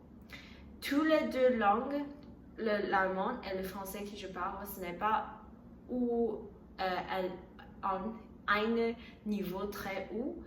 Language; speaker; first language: French; non-native, learner; Chinese